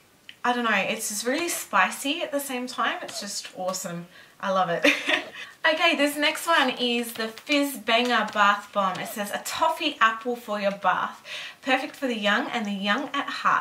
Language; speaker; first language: English; native; English